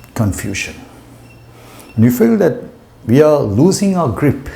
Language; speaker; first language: English; non-native, local second language; Sinhala